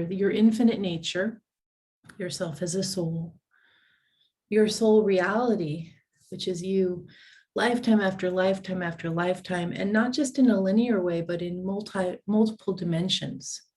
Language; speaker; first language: English; native; English